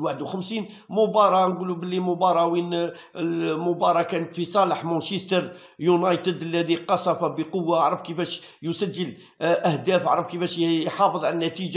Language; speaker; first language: Arabic; native; Arabic